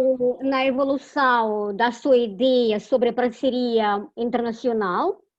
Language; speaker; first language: Portuguese; non-native, fluent; Russian